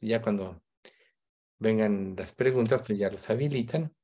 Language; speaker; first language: Spanish; native; Spanish